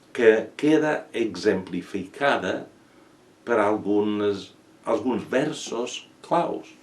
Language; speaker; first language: Catalan; non-native, fluent; English